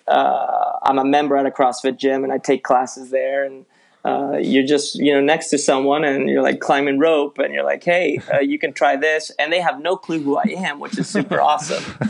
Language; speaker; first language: English; early bilingual, other home language; Spanish